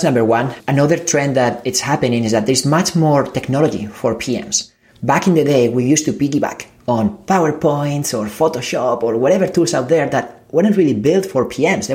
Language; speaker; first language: English; non-native, fluent; Spanish